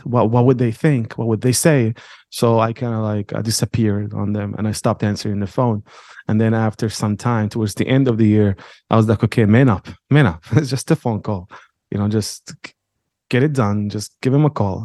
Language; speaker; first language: English; non-native, fluent; Arabic